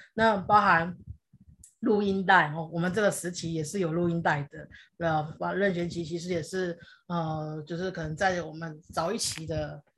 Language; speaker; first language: Chinese; non-native, local second language; Hakka Chinese